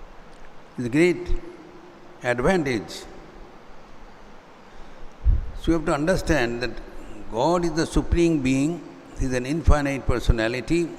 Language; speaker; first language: English; non-native, local second language; Hindi